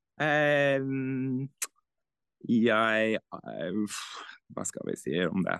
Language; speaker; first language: Norwegian; non-native, fluent; English